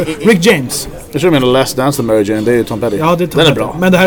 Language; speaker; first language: Swedish; native; Swedish